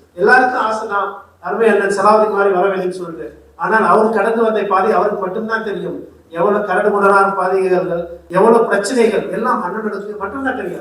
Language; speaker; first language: Tamil; native; Tamil